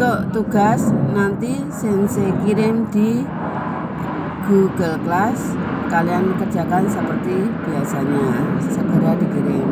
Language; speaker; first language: Indonesian; native; Indonesian